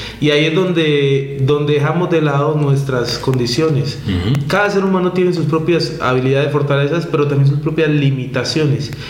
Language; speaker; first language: Spanish; native; Spanish